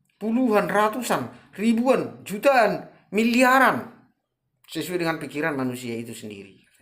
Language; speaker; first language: Indonesian; non-native, local second language; Batak Toba